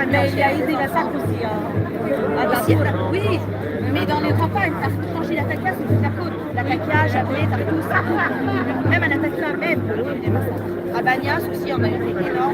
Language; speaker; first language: French; native; French